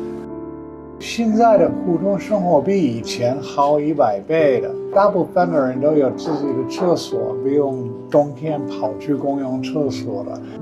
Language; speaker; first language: Chinese; non-native, fluent; English